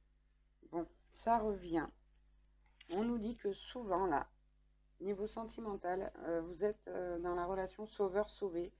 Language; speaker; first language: French; native; French